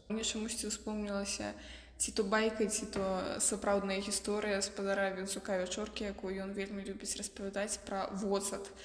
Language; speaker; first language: Belarusian; non-native, local second language; Russian